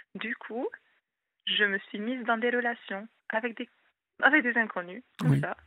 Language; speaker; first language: French; non-native, fluent; Hungarian